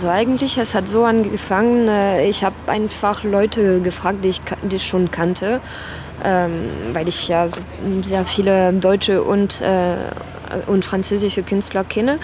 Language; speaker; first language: German; non-native, fluent; French